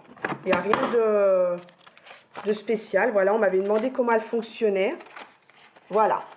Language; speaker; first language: French; native; French